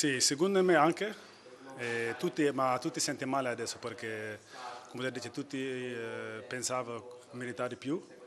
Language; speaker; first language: Italian; non-native, learner; Dutch